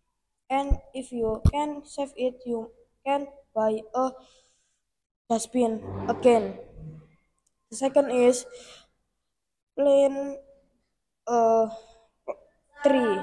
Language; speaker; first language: English; non-native, learner; Indonesian